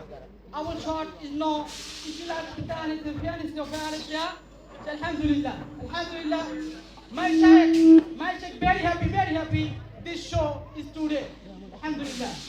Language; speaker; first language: English; non-native, learner; Bangla